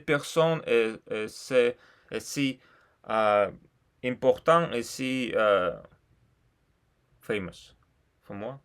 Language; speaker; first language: French; non-native, learner; Russian